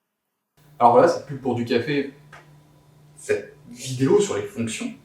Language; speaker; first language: French; native; French